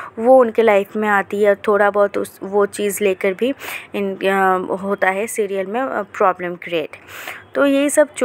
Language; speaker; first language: Hindi; non-native, local second language; Bangla